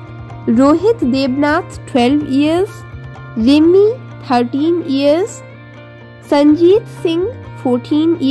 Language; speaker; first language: English; non-native, local second language; Hindi